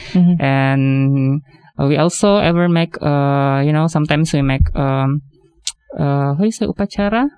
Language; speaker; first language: English; non-native, fluent; Indonesian